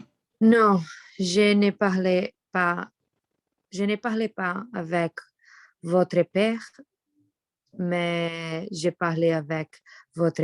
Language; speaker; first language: French; non-native, learner; Portuguese